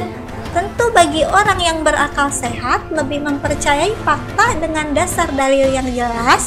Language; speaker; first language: Indonesian; native; Indonesian